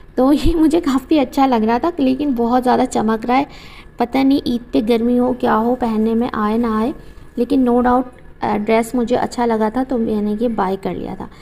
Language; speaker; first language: Urdu; native; Urdu